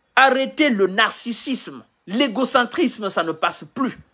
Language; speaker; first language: French; non-native, local second language; Mandingo